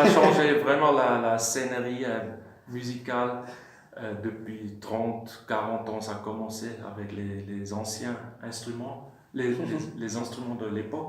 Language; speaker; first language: French; non-native, fluent; German